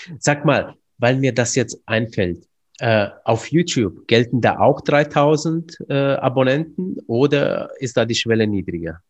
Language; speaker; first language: German; early bilingual, other home language; Romanian